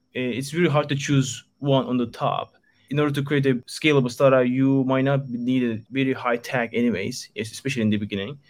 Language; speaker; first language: English; non-native, fluent; Turkish